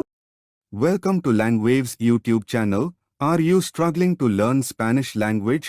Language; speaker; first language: English; non-native, local second language; Telugu